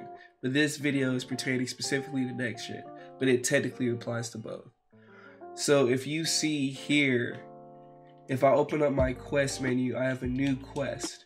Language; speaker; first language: English; native; English